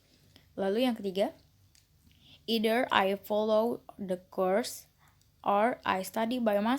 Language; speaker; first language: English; non-native, learner; Indonesian